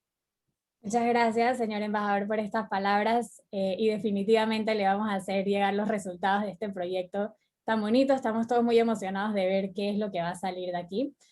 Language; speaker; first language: Spanish; native; Spanish